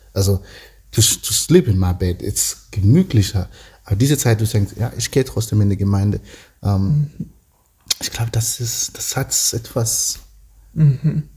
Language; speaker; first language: German; non-native, learner; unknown